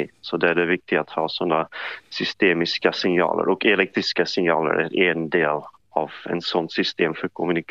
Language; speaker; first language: Swedish; non-native, fluent; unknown